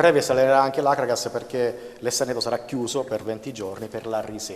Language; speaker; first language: Italian; native; Italian